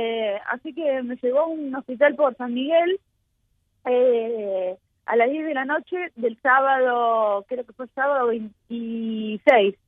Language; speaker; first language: Spanish; native; Spanish